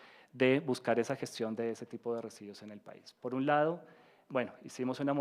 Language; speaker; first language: Spanish; native; Spanish